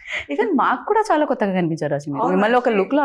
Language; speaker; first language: Telugu; native; Telugu